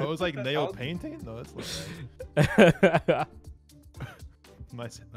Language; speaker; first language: English; native; English